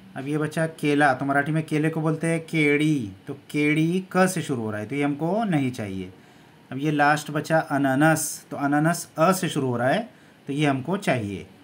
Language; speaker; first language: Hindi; native; Hindi